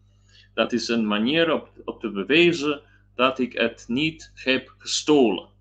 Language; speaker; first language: Dutch; non-native, learner; Polish